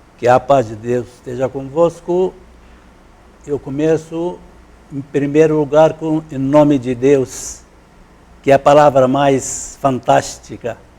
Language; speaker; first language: Portuguese; non-native, fluent; Arabic